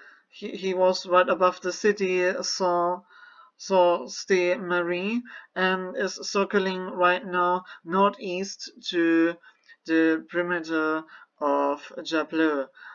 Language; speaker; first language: English; non-native, learner; German